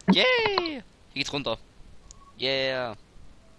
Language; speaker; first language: German; native; German